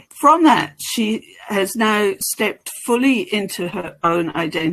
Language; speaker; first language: English; native; English